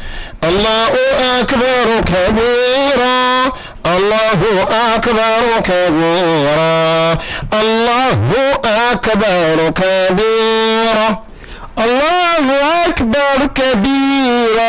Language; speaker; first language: Arabic; non-native, learner; Yoruba